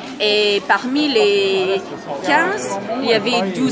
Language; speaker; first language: French; non-native, fluent; English